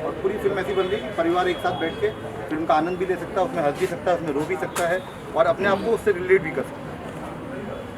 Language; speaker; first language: Hindi; native; Hindi